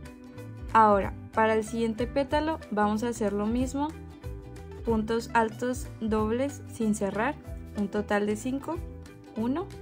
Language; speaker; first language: Spanish; native; Spanish